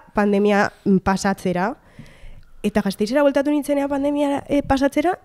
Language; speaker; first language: Basque; native; Basque